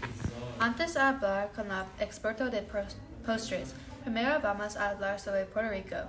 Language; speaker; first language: Spanish; non-native, learner; English